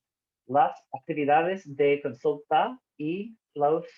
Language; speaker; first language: Spanish; non-native, learner; English